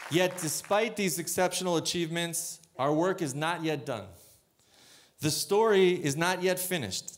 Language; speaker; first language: English; native; English